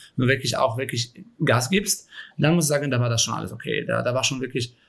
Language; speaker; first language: German; non-native, fluent; Polish